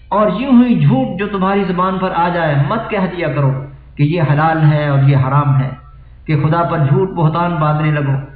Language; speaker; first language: Urdu; native; Urdu